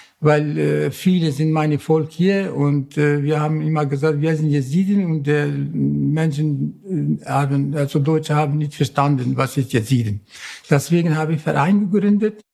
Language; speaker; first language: German; non-native, learner; Kurdish